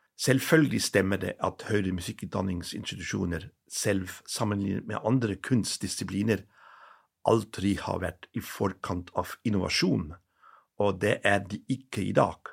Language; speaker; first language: Norwegian; non-native, fluent; German